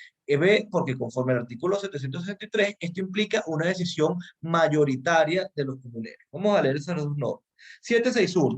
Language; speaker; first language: Spanish; native; Spanish